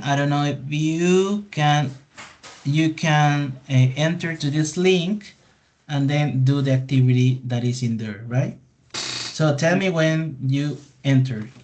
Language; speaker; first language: English; non-native, fluent; Spanish